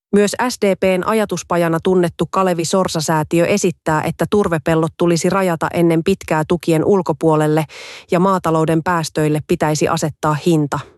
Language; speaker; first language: Finnish; native; Finnish